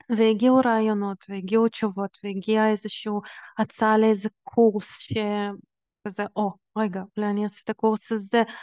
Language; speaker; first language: Hebrew; early bilingual, other home language; Russian